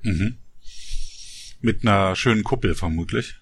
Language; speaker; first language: German; native; German